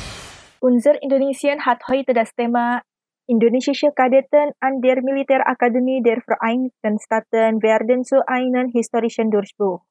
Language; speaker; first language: German; non-native, fluent; Indonesian